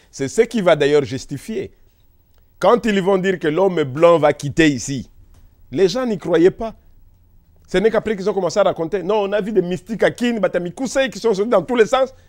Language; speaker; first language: French; non-native, local second language; Kongo